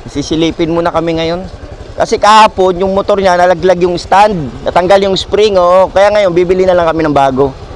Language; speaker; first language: Filipino; native; Filipino